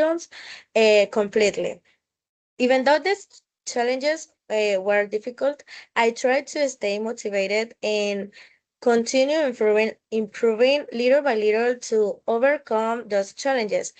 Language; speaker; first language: English; non-native, fluent; Spanish